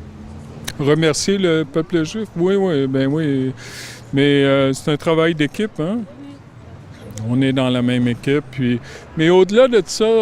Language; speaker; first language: French; native; French